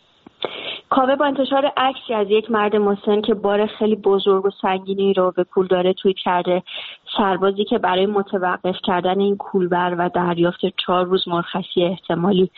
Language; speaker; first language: Persian; native; Persian